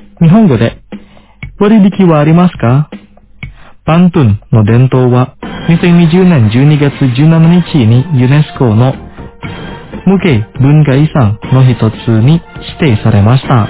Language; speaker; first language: Japanese; non-native, fluent; Indonesian